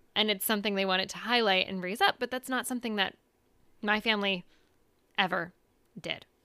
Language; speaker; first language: English; early bilingual, other home language; Spanish